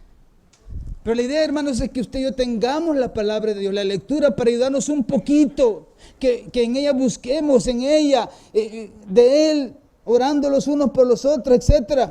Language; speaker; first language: Spanish; native; Spanish